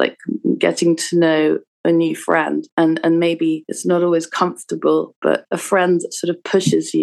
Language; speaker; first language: English; native; English